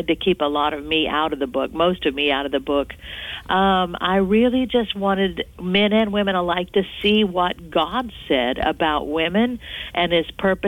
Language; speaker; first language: English; native; English